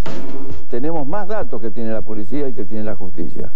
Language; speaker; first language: Spanish; native; Spanish